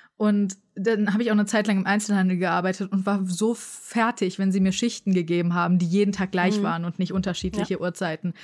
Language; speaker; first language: German; native; German